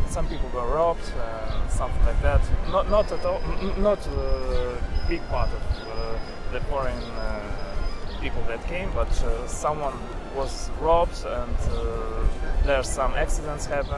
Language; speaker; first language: English; non-native, learner; Russian